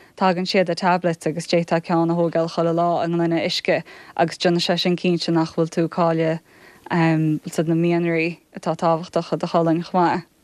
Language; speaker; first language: Irish; native; Irish